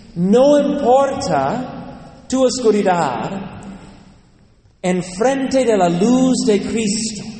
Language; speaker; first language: Spanish; non-native, learner; English